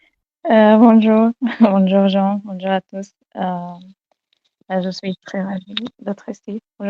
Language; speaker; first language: French; non-native, fluent; Arabic